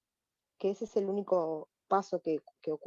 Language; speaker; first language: Spanish; native; Spanish